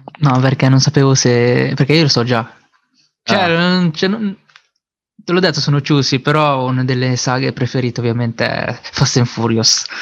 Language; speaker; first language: Italian; early bilingual, other home language; Filipino